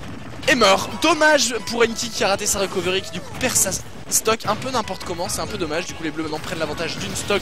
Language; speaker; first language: French; native; French